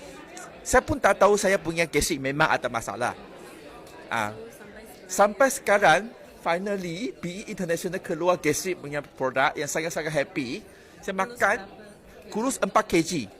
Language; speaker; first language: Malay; non-native, local second language; Chinese